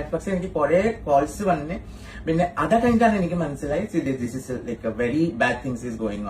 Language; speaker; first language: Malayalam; non-native, fluent; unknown